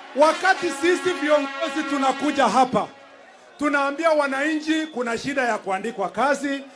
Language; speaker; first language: Swahili; non-native, local second language; Kalenjin